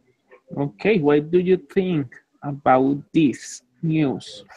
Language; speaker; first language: English; non-native, fluent; Spanish